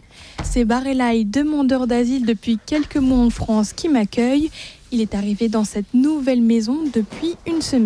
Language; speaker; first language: French; native; French